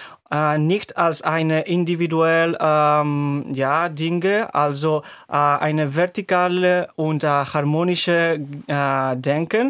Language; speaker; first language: German; non-native, fluent; Spanish